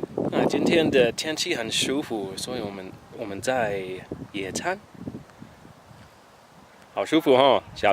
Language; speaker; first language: Chinese; non-native, learner; English